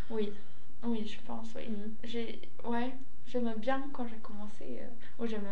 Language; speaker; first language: French; non-native, fluent; Swedish